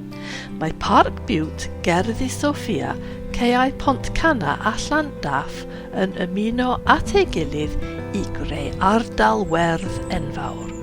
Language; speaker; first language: Welsh; non-native, fluent; English